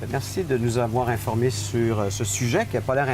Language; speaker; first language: French; native; French